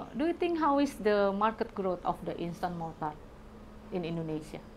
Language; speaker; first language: English; non-native, fluent; Indonesian